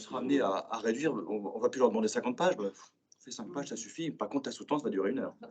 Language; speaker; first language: French; native; French